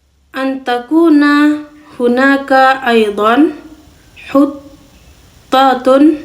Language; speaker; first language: Arabic; non-native, learner; Indonesian